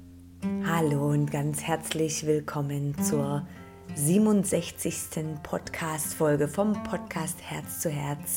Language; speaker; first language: German; native; German